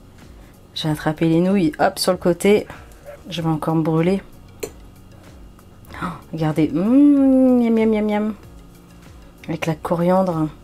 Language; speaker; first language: French; native; French